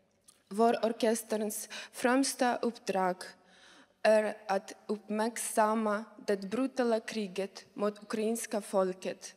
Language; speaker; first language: Swedish; non-native, learner; Ukrainian